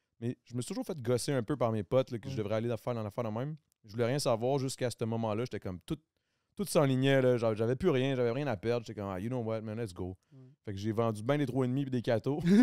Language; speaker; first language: French; native; French